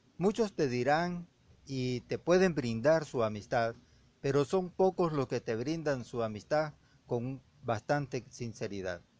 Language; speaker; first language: Spanish; native; Spanish